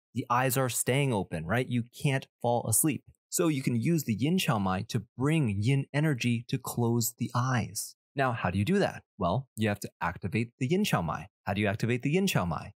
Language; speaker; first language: English; early bilingual, other home language; Chinese